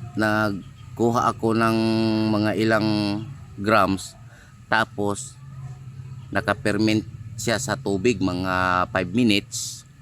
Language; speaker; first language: Filipino; non-native, local second language; Cebuano